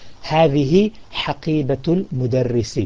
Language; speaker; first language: Arabic; non-native, fluent; English